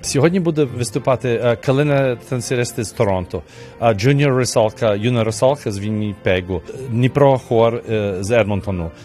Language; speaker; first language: Ukrainian; early bilingual, heritage; Ukrainian